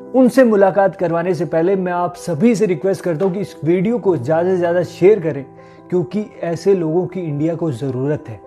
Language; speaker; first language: Hindi; native; Hindi